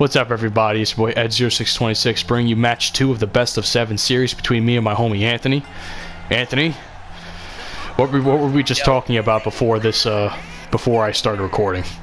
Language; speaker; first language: English; native; English